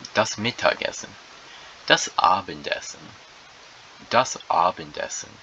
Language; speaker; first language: German; non-native, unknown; English